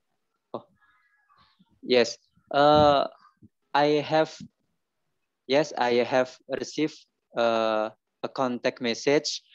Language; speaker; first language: English; non-native, learner; Indonesian